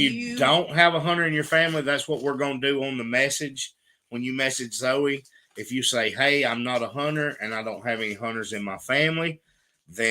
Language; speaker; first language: English; native; English